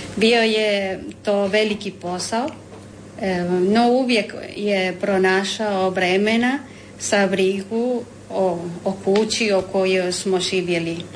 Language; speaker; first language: Croatian; non-native, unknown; Spanish